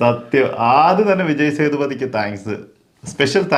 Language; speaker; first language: Malayalam; native; Malayalam